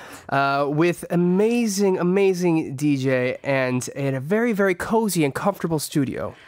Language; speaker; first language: English; early bilingual, other home language; Korean